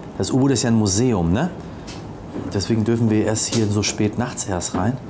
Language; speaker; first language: German; native; German